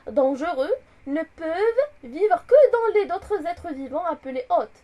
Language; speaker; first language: French; non-native, local second language; Arabic